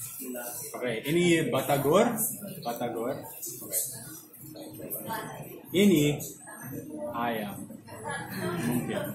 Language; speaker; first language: Indonesian; non-native, learner; English